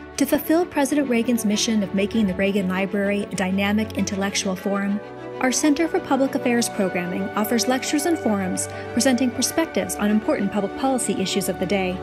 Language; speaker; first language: English; native; English